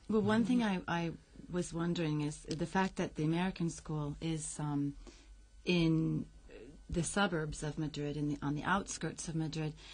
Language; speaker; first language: English; native; English